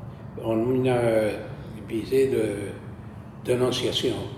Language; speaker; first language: French; non-native, fluent; Spanish